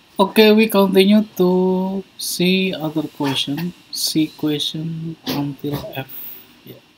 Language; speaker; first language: English; non-native, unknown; Indonesian